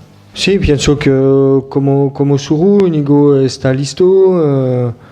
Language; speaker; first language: Spanish; non-native, fluent; French